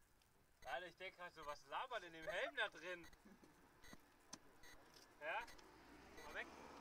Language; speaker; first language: German; native; German